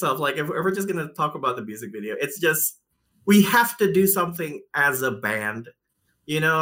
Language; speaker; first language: English; non-native, fluent; Indonesian